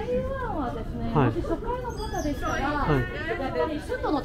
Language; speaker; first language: Japanese; non-native, fluent; Chinese